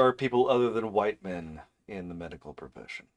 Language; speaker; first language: English; native; English